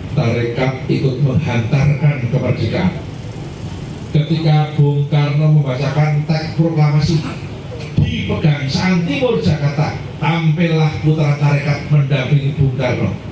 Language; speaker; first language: Indonesian; non-native, local second language; Javanese